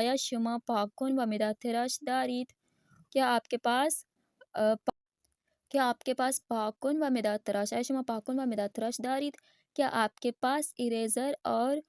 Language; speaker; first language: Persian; non-native, fluent; Urdu